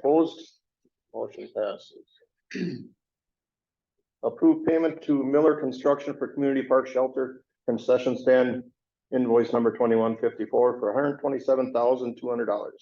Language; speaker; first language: English; native; English